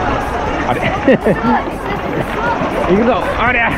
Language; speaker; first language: Japanese; native; Japanese